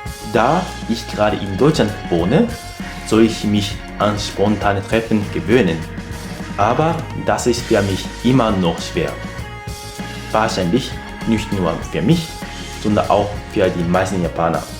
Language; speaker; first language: German; non-native, fluent; Japanese